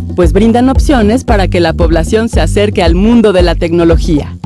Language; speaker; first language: Spanish; native; Spanish